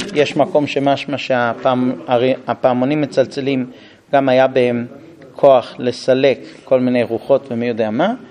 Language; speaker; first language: Hebrew; non-native, fluent; English